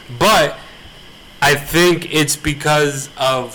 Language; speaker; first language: English; early bilingual, other home language; Spanish